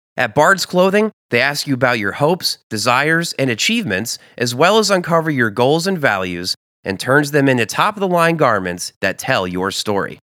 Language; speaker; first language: English; native; English